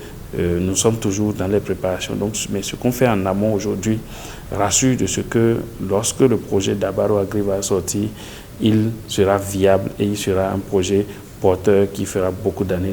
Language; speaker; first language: French; native; French